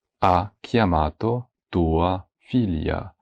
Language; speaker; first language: Italian; non-native, fluent; Ukrainian